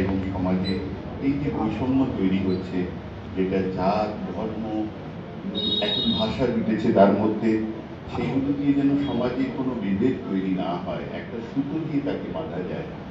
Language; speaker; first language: Bangla; non-native, fluent; Hindi